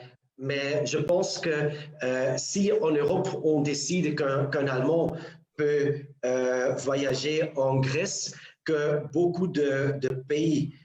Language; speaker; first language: French; non-native, local second language; Dutch